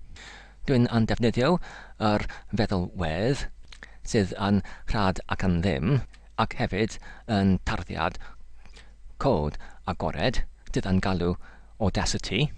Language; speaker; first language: Welsh; non-native, learner; English